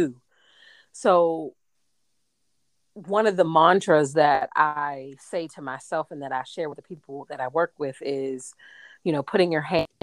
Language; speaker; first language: English; native; English